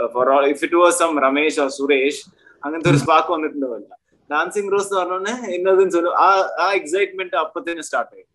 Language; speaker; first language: Malayalam; early bilingual, heritage; Malayalam